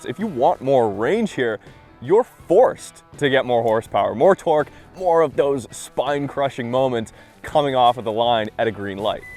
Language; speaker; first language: English; native; English